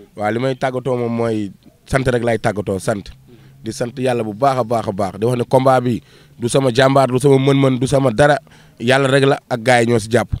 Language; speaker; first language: Wolof; non-native, local second language; Fula